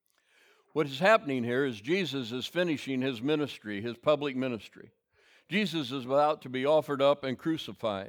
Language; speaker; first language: English; native; English